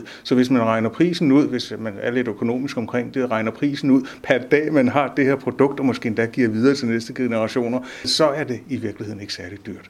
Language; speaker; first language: Danish; native; Danish